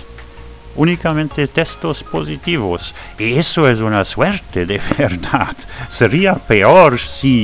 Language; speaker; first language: Spanish; non-native, fluent; French